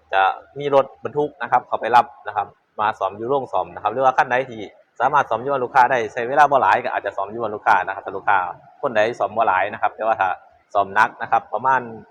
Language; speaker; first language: Thai; native; Thai